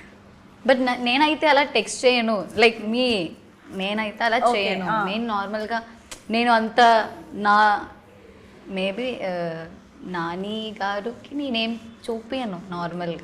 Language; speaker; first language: Telugu; non-native, learner; Malayalam